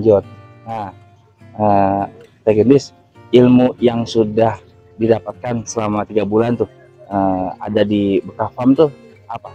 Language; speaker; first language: Indonesian; native; Indonesian